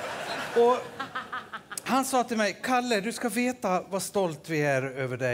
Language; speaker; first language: Swedish; native; Swedish